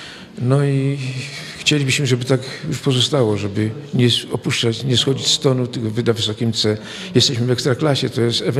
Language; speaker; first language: Polish; native; Polish